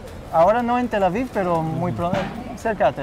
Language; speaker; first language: Spanish; non-native, fluent; Hebrew